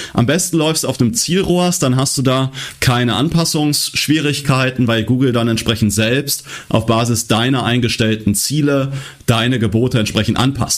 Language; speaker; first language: German; native; German